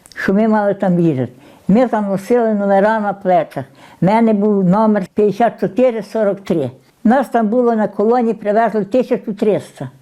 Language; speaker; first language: Ukrainian; native; Ukrainian